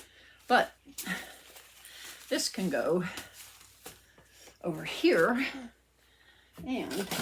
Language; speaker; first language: English; native; English